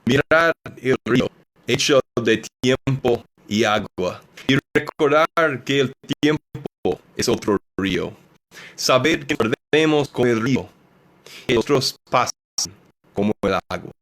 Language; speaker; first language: Spanish; non-native, learner; English